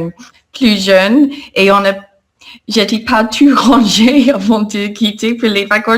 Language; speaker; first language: French; non-native, fluent; English